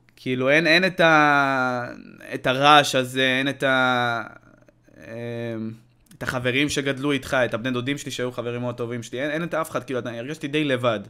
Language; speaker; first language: Hebrew; native; Hebrew